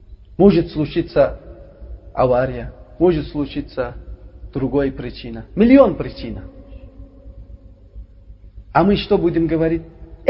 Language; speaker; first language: Russian; non-native, learner; Uzbek